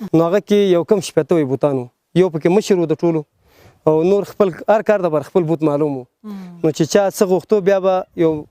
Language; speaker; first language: Pashto; non-native, local second language; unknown